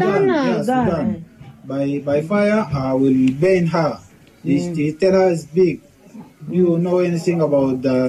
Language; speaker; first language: English; non-native, learner; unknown